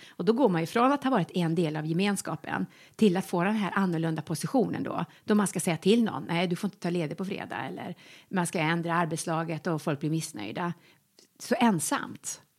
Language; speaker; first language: Swedish; native; Swedish